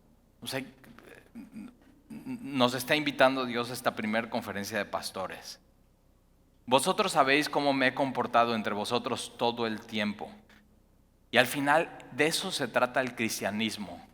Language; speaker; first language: Spanish; native; Spanish